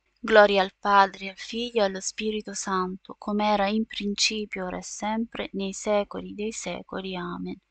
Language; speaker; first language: Italian; native; Italian